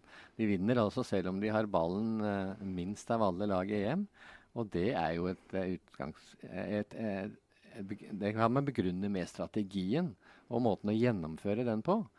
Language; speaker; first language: Norwegian; native; Norwegian